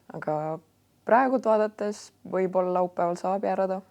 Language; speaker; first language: Estonian; non-native, local second language; Russian